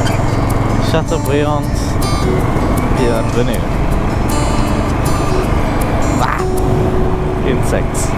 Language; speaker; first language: French; non-native, learner; English